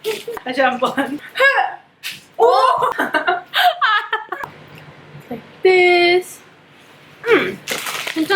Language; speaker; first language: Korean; early bilingual, heritage; Korean